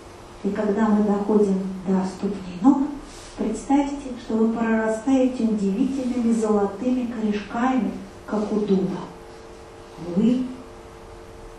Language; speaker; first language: Russian; native; Russian